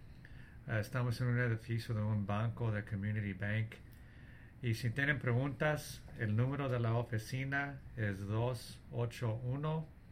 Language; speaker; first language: Spanish; early bilingual, heritage; English